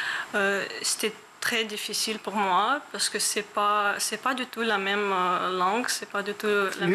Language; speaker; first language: French; non-native, learner; Ukrainian